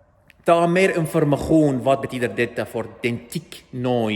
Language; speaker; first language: Swedish; non-native, learner; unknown